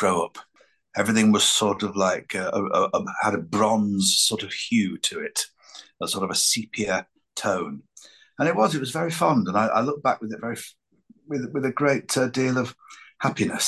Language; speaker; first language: English; native; English